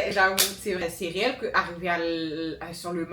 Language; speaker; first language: French; native; French